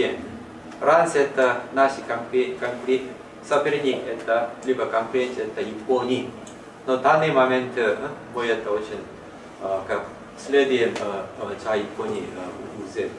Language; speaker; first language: Russian; non-native, learner; Korean